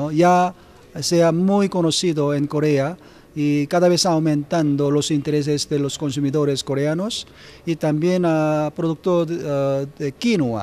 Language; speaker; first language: Spanish; non-native, learner; Korean